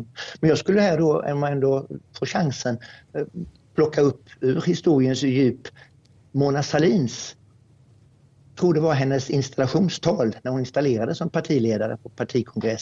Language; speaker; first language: Swedish; native; Swedish